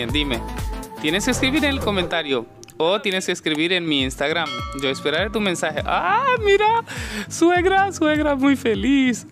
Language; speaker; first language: Spanish; non-native, learner; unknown